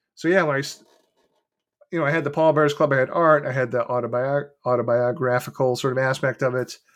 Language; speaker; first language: English; native; English